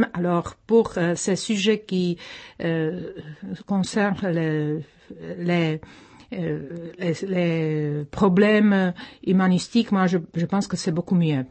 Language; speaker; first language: French; non-native, fluent; Czech